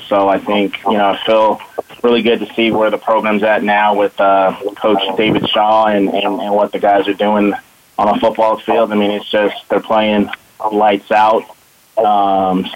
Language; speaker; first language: English; native; English